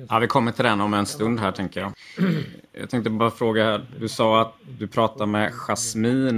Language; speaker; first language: Swedish; native; Swedish